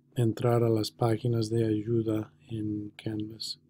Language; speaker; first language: Spanish; non-native, fluent; English